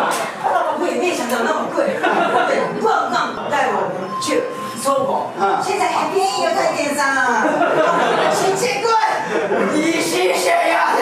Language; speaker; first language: Chinese; non-native, fluent; Japanese